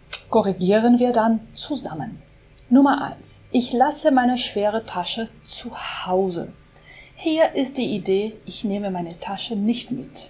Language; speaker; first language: German; non-native, fluent; Portuguese